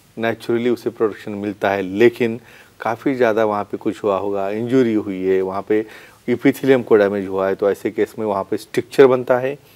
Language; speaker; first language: Hindi; non-native, local second language; Marathi